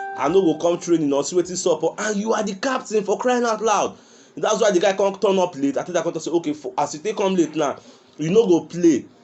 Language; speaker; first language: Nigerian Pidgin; non-native, local second language; Yoruba